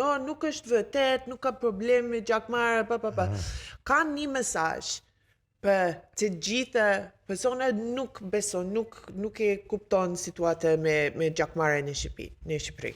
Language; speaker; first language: Albanian; non-native, learner; English